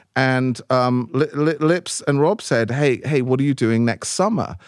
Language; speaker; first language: English; native; English